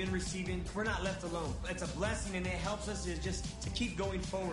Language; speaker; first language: English; native; English